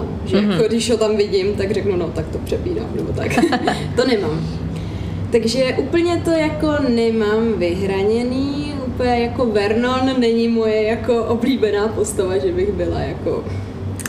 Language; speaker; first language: Czech; native; Czech